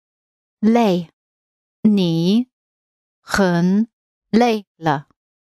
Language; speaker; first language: Chinese; non-native, learner; English